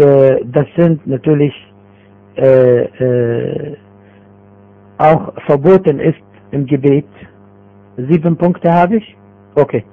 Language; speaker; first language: German; non-native, fluent; Arabic